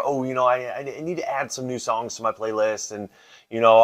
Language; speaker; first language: English; native; English